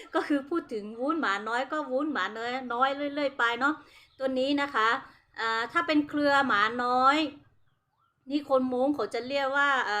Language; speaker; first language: Thai; non-native, local second language; Hmong